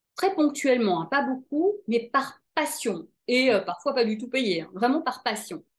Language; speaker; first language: French; native; French